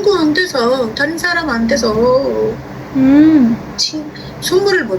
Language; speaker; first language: Korean; non-native, fluent; Arabic